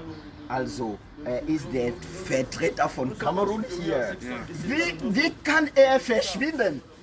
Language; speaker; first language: German; non-native, learner; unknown